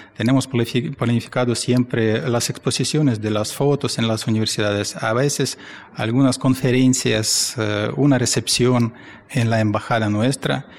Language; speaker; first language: Spanish; non-native, fluent; Russian